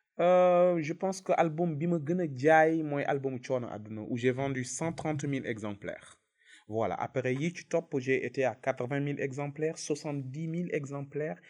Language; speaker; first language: Wolof; native; Wolof